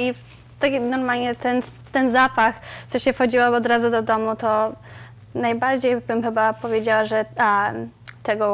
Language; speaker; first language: Polish; early bilingual, other home language; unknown